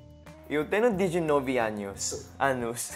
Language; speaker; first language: Portuguese; non-native, learner; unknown